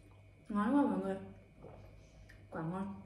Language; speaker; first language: Vietnamese; native; Vietnamese